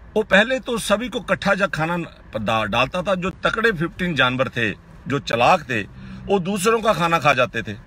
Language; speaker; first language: Hindi; non-native, local second language; Punjabi